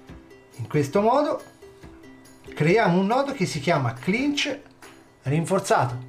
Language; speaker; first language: Italian; native; Italian